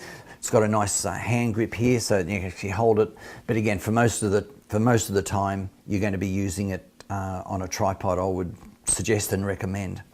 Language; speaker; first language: English; native; English